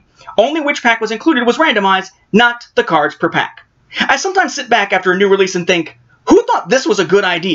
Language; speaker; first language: English; native; English